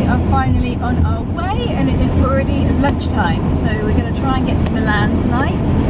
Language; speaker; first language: English; native; English